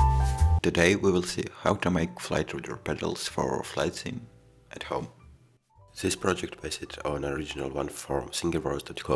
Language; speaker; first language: English; non-native, fluent; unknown